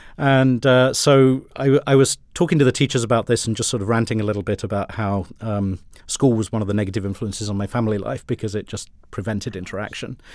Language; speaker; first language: English; native; English